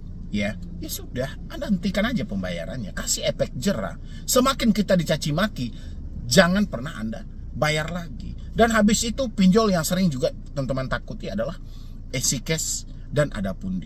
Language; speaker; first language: Indonesian; native; Indonesian